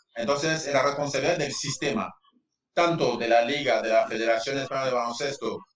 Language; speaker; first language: Spanish; non-native, fluent; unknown